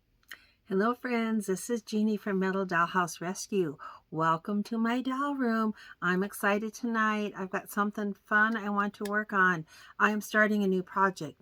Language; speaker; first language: English; native; English